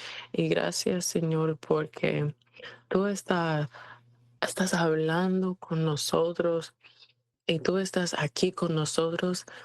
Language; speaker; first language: Spanish; non-native, fluent; English